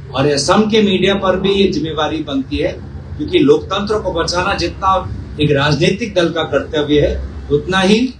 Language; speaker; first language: Hindi; non-native, local second language; Assamese